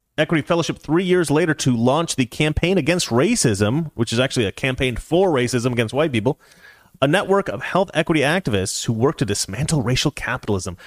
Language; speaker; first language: English; native; English